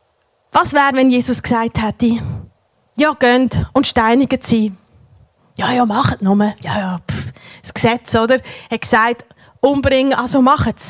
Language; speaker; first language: German; native; German